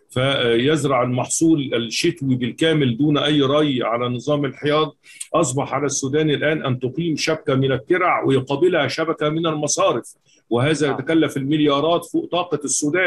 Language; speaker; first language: Arabic; native; Arabic